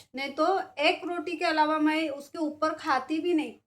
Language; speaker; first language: Hindi; non-native, local second language; Marathi